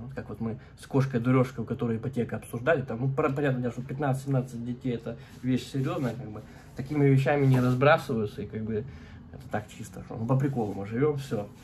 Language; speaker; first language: Russian; native; Russian